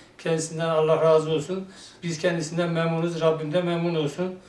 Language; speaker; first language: Turkish; native; Turkish